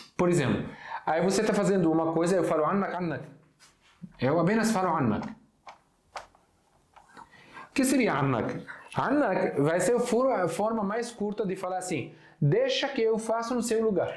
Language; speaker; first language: Portuguese; non-native, fluent; Arabic